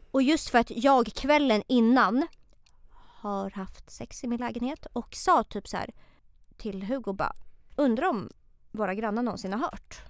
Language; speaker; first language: Swedish; native; Swedish